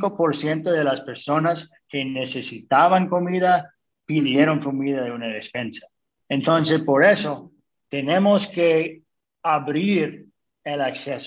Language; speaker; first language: Spanish; early bilingual, other home language; English